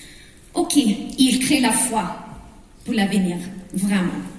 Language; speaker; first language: French; non-native, fluent; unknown